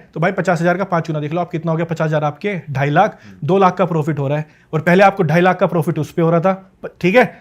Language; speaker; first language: Hindi; native; Hindi